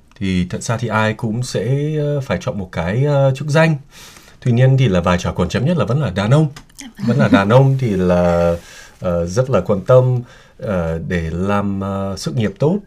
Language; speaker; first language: Vietnamese; non-native, fluent; English